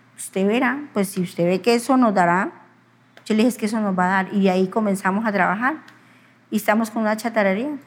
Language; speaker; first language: Spanish; native; Spanish